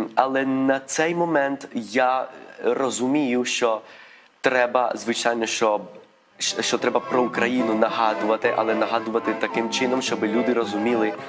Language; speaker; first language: Ukrainian; non-native, fluent; Spanish